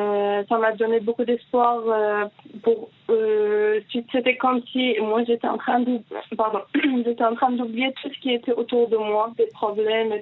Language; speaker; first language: French; non-native, fluent; Persian